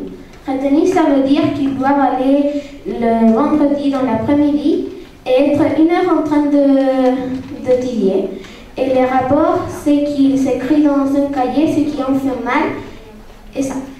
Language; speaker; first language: French; non-native, learner; Spanish